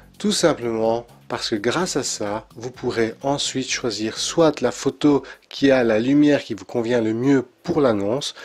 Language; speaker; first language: French; native; French